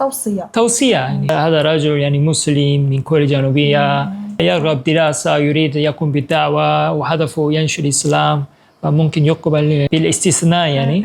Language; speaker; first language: Arabic; non-native, fluent; Korean